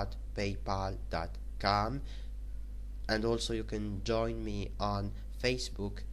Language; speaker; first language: English; non-native, fluent; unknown